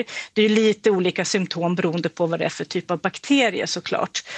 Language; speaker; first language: Swedish; native; Swedish